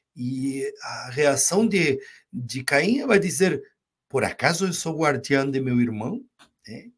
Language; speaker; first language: Portuguese; non-native, fluent; Spanish